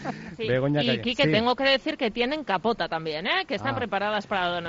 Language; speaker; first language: Spanish; native; Spanish